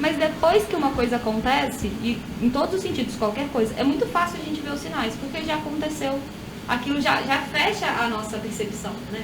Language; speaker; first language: Portuguese; native; Portuguese